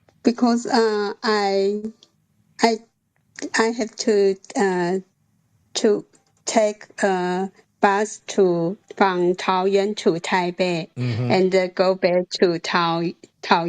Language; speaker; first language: English; non-native, learner; Chinese